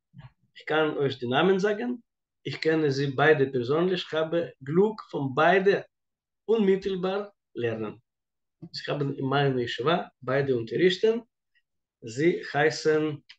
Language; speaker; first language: German; non-native, fluent; Russian